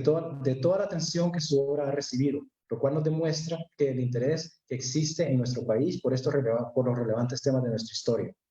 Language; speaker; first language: Spanish; native; Spanish